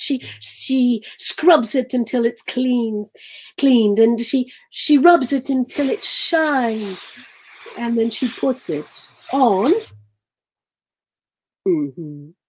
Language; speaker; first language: English; early bilingual, other home language; Arabic